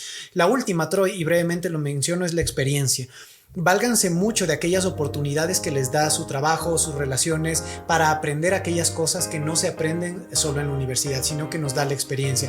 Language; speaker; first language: Spanish; native; Spanish